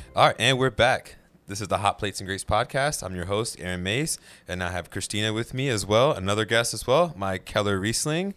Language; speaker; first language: English; native; English